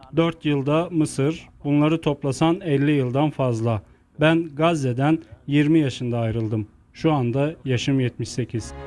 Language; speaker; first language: Turkish; non-native, fluent; Arabic